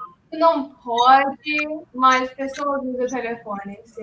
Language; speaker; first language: Portuguese; early bilingual, heritage; Portuguese